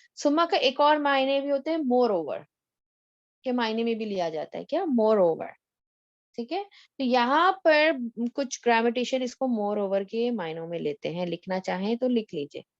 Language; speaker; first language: Urdu; native; Urdu